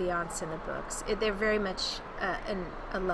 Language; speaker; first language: English; native; English